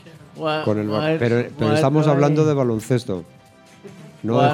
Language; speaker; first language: Spanish; native; Spanish